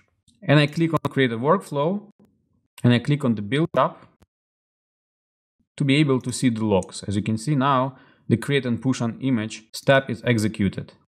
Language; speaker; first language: English; non-native, fluent; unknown